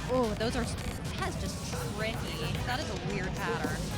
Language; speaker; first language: English; native; English